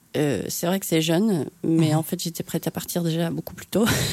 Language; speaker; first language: French; non-native, fluent; Finnish